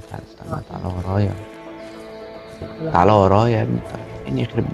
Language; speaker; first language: Arabic; native; Arabic